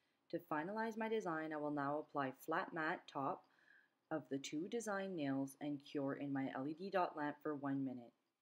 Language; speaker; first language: French; native; French